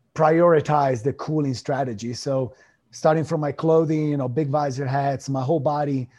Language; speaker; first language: English; non-native, fluent; Italian